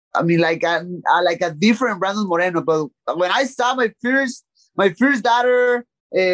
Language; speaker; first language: English; non-native, learner; Spanish